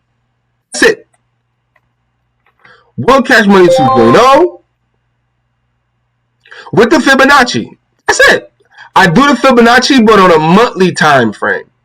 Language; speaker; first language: English; native; English